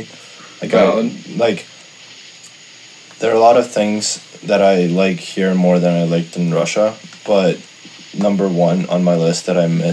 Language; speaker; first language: English; non-native, fluent; Russian